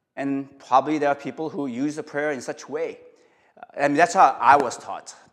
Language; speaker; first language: English; early bilingual, other home language; Korean